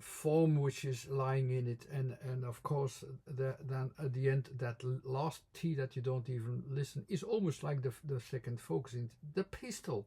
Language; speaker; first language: English; non-native, fluent; Dutch